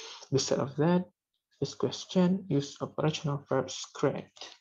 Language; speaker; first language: English; non-native, learner; Indonesian